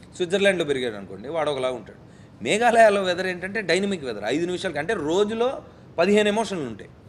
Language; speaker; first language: Telugu; native; Telugu